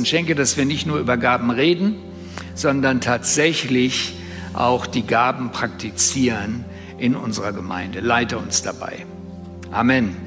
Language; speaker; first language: German; native; German